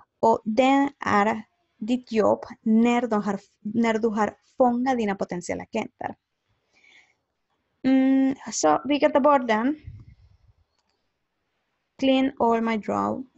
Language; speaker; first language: Swedish; non-native, learner; Spanish